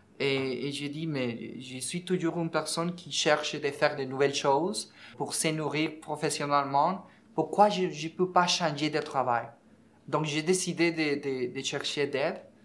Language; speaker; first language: French; non-native, learner; Spanish